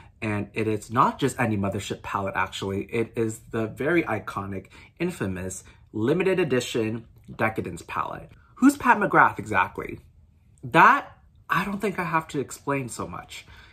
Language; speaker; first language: English; early bilingual, other home language; Vietnamese